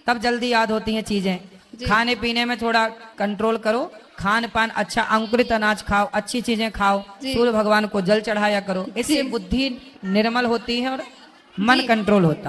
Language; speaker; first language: Hindi; native; Hindi